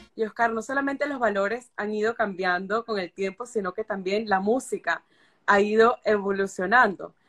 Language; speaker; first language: Spanish; native; Spanish